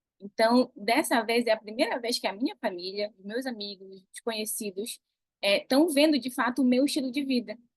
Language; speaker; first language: Portuguese; native; Portuguese